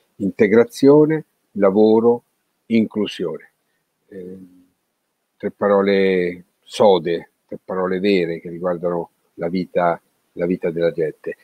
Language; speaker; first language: Italian; native; Italian